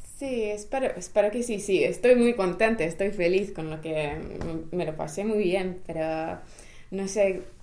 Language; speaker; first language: Spanish; non-native, fluent; English